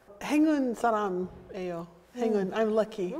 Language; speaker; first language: Korean; non-native, learner; English